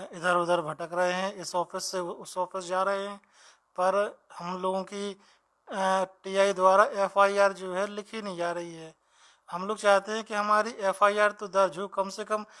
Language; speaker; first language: Hindi; native; Hindi